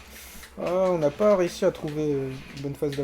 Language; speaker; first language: French; native; French